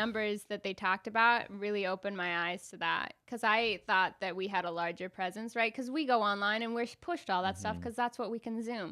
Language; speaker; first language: English; native; English